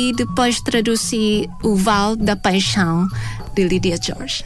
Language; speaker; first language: Portuguese; non-native, fluent; Thai